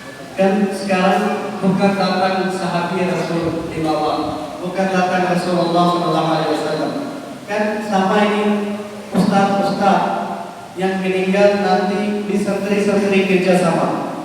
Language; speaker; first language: Indonesian; non-native, learner; Urdu